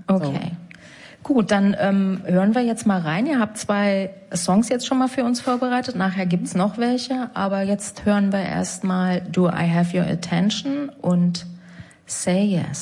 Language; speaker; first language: German; native; German